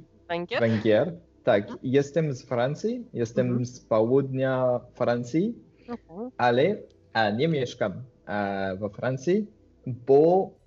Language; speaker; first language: Polish; non-native, learner; French